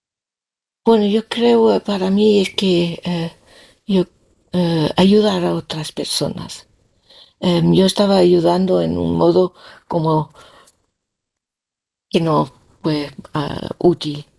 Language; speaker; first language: Spanish; non-native, learner; Danish